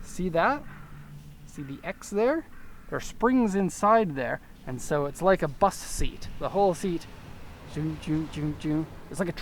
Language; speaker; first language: English; native; English